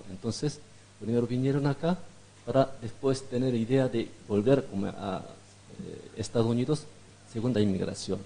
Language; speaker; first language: Spanish; non-native, fluent; Korean